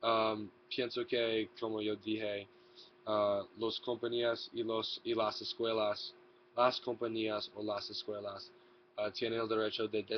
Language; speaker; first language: Spanish; non-native, learner; English